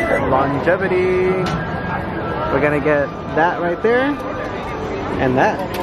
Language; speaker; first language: English; native; English